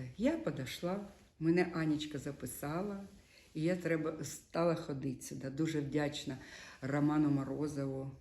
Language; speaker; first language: Ukrainian; non-native, local second language; Russian